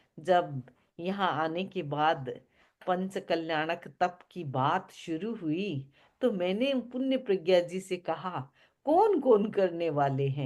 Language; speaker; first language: Hindi; native; Hindi